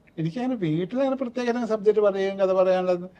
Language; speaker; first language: Malayalam; native; Malayalam